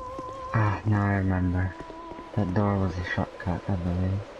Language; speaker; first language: English; native; English